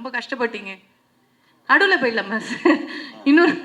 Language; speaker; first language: Tamil; native; Tamil